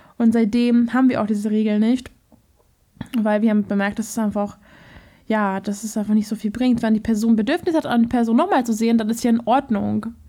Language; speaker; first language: German; non-native, fluent; Hungarian